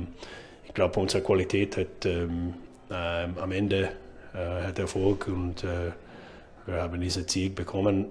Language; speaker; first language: German; non-native, learner; English